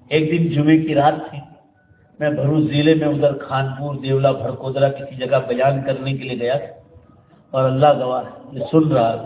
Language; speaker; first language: Urdu; non-native, local second language; Gujarati